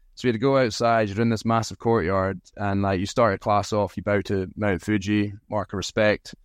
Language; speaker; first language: English; native; English